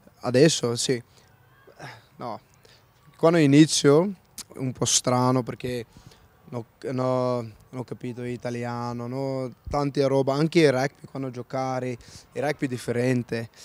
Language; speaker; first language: Italian; non-native, learner; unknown